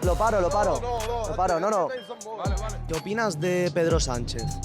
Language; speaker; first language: Spanish; native; Spanish